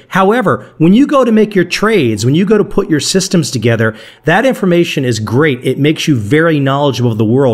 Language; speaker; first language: English; native; English